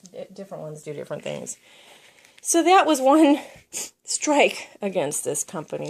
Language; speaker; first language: English; native; English